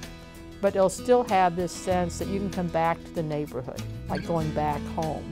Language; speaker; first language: English; native; English